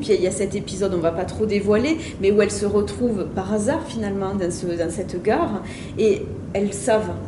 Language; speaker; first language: French; native; French